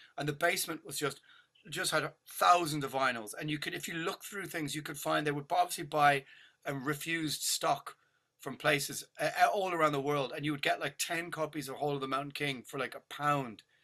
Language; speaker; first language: English; native; English